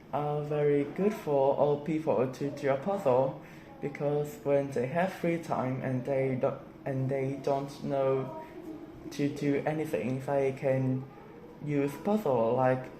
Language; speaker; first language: English; non-native, learner; Vietnamese